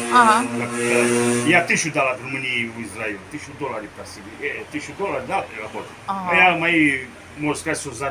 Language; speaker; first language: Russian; non-native, learner; Romanian